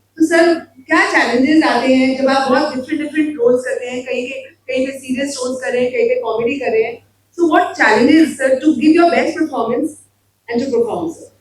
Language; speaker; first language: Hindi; native; Hindi